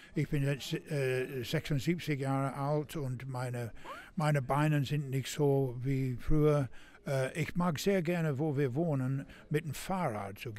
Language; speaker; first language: German; non-native, fluent; English